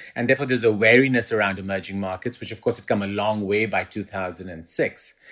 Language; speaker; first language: English; non-native, local second language; Urdu